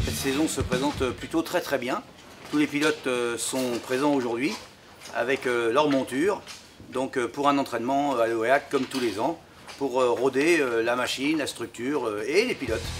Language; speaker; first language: French; native; French